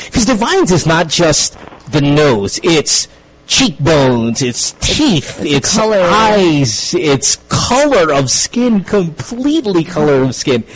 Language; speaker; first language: English; non-native, local second language; Filipino